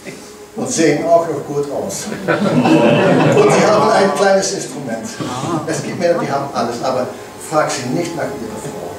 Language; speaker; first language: German; non-native, learner; English